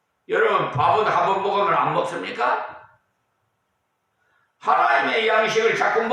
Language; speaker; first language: Korean; native; Korean